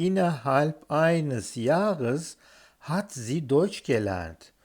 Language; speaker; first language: German; non-native, fluent; Turkish